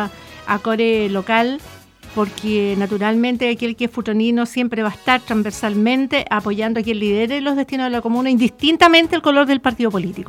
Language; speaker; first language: Spanish; native; Spanish